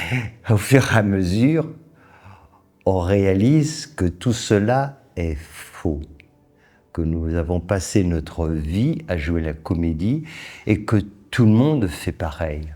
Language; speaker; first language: French; native; French